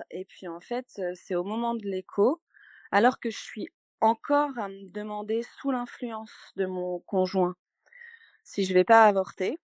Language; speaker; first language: French; native; French